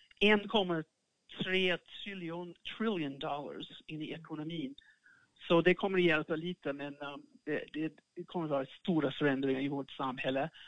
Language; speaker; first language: Swedish; non-native, fluent; English